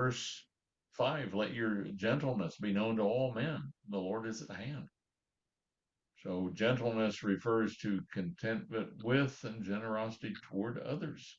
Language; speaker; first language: English; native; English